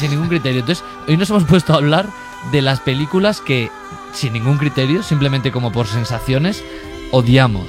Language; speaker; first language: Spanish; native; Spanish